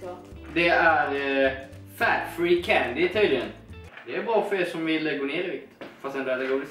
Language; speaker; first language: Swedish; native; Swedish